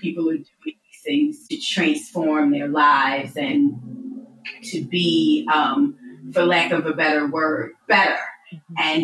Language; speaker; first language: English; native; English